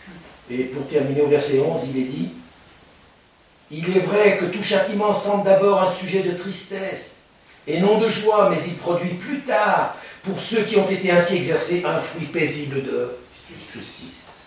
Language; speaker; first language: French; native; French